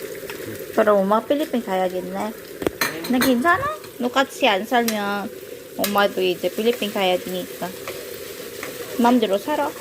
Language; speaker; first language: Korean; non-native, fluent; Filipino